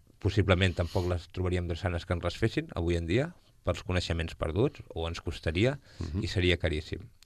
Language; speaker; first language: Catalan; native; Catalan